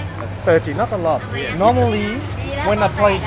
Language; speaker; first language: English; non-native, learner; French